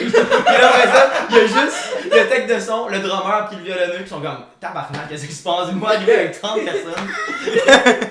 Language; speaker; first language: French; native; French